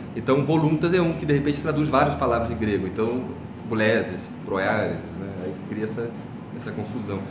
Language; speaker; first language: Portuguese; native; Portuguese